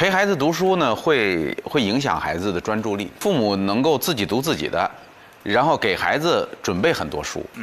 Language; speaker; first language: Chinese; native; Chinese